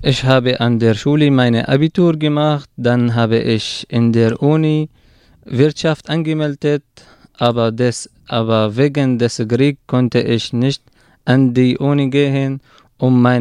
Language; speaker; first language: German; non-native, learner; Arabic